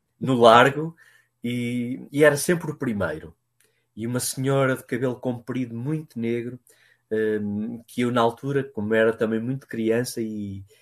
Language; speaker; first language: Portuguese; native; Portuguese